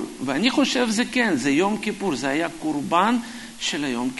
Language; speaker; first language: Hebrew; non-native, fluent; Russian